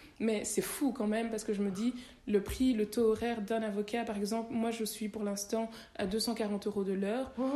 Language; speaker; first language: French; native; French